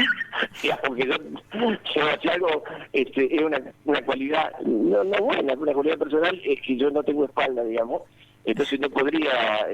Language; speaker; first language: Spanish; native; Spanish